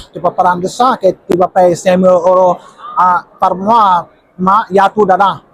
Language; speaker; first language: French; non-native, local second language; Wolof